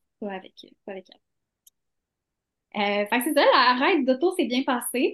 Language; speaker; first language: French; native; French